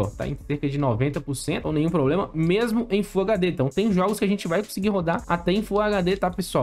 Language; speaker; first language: Portuguese; native; Portuguese